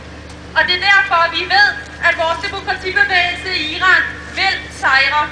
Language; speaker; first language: Danish; early bilingual, other home language; Persian